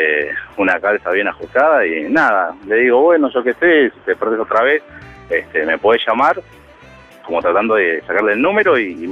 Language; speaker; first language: Spanish; native; Spanish